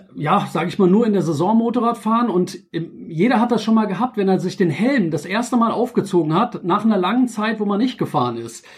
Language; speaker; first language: German; native; German